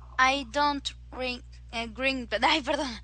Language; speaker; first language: Spanish; native; Spanish